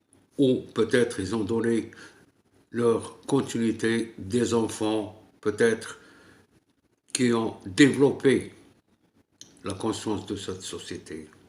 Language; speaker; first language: French; non-native, local second language; Arabic